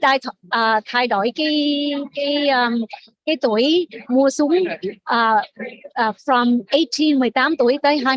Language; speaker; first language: Vietnamese; early bilingual, heritage; Vietnamese